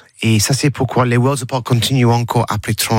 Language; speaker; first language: French; non-native, learner; English